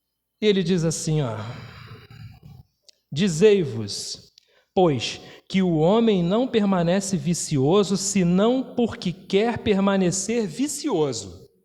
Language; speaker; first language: Portuguese; native; Portuguese